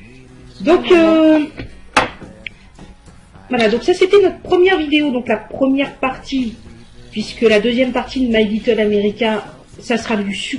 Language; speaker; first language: French; native; French